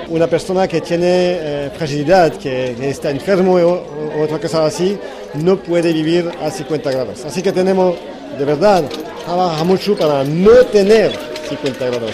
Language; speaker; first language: Spanish; non-native, learner; French